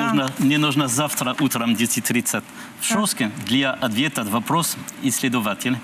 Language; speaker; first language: Russian; non-native, learner; French